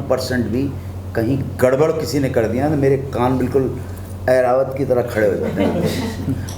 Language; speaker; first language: Hindi; native; Hindi